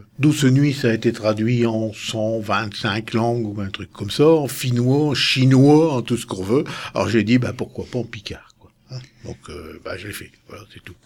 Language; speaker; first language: French; native; French